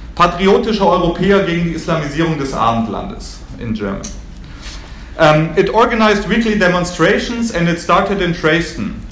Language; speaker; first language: English; non-native, fluent; German